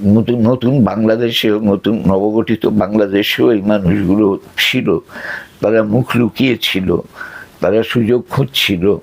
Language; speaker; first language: Bangla; early bilingual, other home language; Sylheti